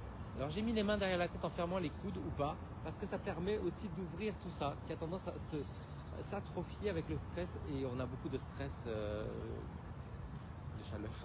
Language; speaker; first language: French; native; French